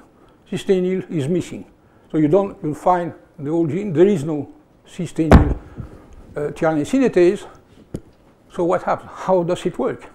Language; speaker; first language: English; non-native, fluent; French